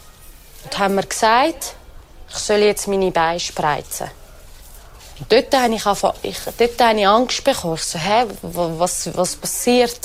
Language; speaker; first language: German; non-native, fluent; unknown